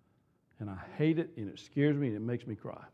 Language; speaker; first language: English; native; English